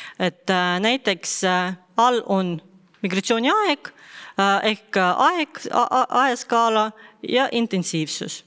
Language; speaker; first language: Estonian; non-native, local second language; Russian